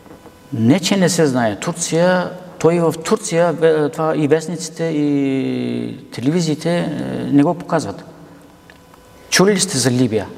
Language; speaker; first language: Bulgarian; non-native, local second language; Turkish